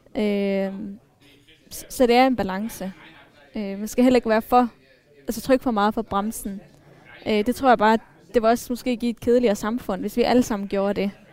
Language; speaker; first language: Danish; early bilingual, other home language; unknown